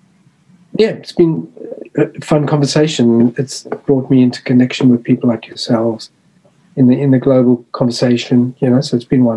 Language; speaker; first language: English; native; English